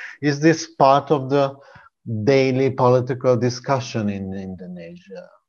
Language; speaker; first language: English; non-native, fluent; Hungarian